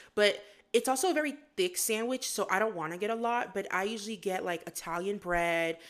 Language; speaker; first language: English; native; English